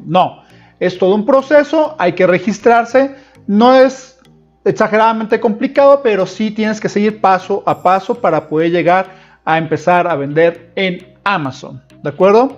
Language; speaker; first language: Spanish; native; Spanish